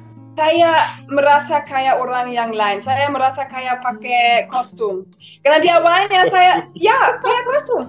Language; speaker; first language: Indonesian; non-native, fluent; German